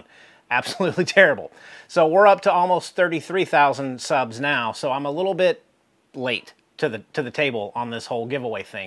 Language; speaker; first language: English; native; English